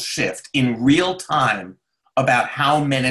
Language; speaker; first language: English; native; English